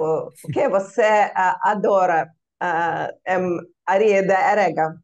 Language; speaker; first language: Portuguese; non-native, learner; Russian